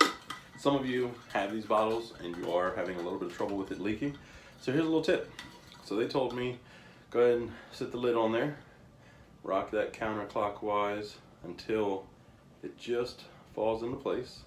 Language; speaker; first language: English; native; English